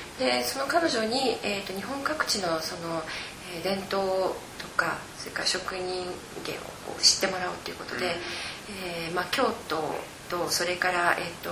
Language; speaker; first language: Japanese; native; Japanese